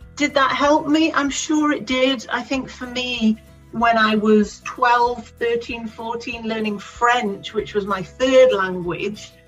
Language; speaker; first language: English; native; English